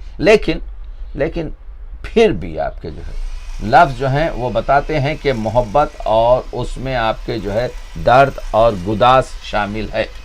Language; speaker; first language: Urdu; native; Urdu